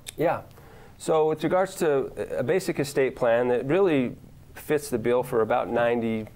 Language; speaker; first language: English; native; English